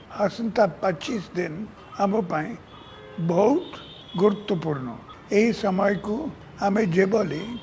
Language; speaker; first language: Odia; non-native, local second language; English